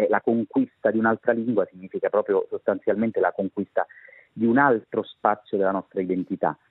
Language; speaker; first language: Italian; native; Italian